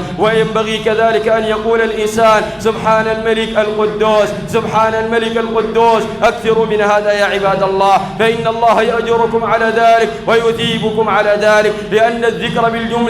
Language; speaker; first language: Arabic; native; Arabic